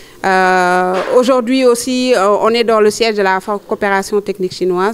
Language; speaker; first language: French; non-native, local second language; Wolof